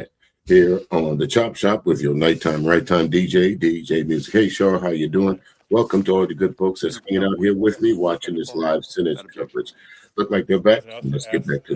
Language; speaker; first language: English; native; English